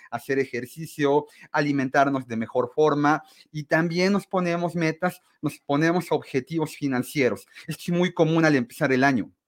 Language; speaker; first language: Spanish; native; Spanish